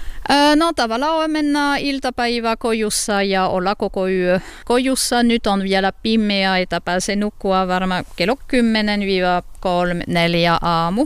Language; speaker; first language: Finnish; non-native, learner; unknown